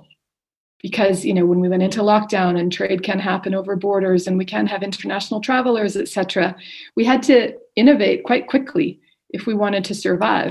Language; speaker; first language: English; native; English